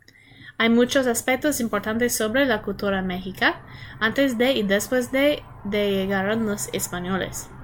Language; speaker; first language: Spanish; non-native, learner; English